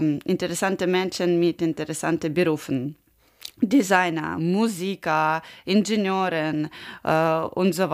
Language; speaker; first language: German; non-native, learner; Ukrainian